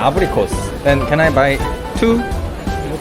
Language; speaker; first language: English; non-native, learner; Korean